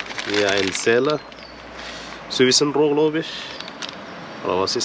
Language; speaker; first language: German; non-native, learner; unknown